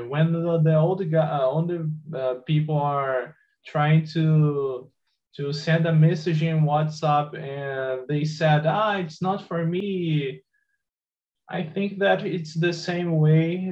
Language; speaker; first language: English; non-native, learner; Portuguese